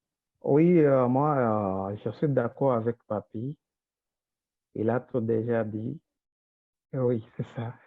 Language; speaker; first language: French; non-native, local second language; Rundi